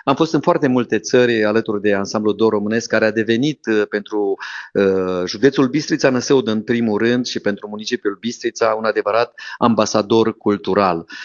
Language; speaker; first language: Romanian; native; Romanian